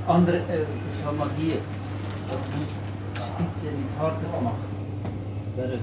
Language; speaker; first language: German; non-native, learner; Turkish